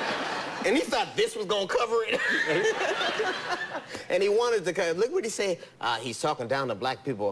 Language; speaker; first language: English; native; English